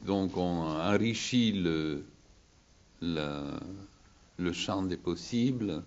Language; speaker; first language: French; non-native, fluent; Bulgarian